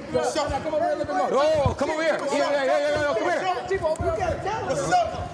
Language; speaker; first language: English; native; English